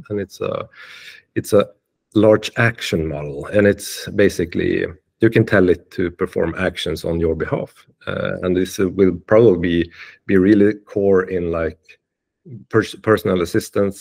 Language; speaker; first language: English; non-native, fluent; Swedish